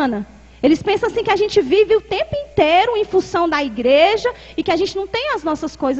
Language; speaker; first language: Portuguese; native; Portuguese